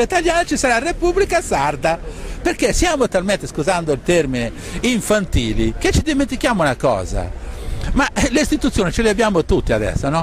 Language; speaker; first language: Italian; non-native, local second language; Sardinian